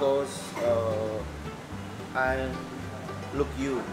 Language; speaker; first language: English; non-native, learner; Indonesian